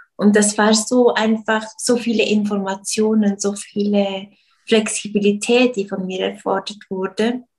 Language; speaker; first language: German; early bilingual, other home language; Portuguese